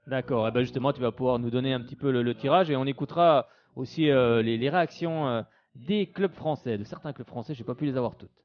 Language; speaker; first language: French; native; French